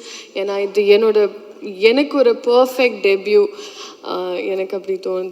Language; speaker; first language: Tamil; non-native, fluent; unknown